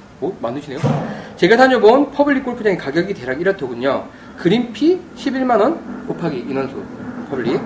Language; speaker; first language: Korean; native; Korean